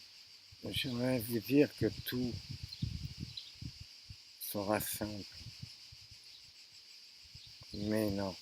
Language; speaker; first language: French; native; French